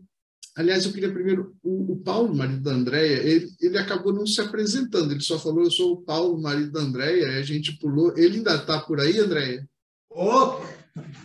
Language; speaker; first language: Portuguese; native; Portuguese